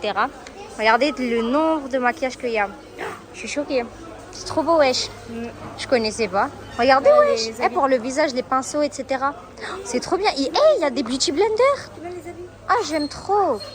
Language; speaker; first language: French; native; French